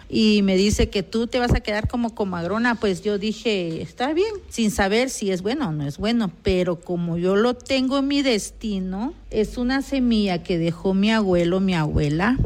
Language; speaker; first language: Spanish; non-native, local second language; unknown